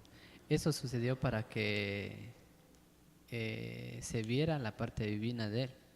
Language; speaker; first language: Spanish; native; Spanish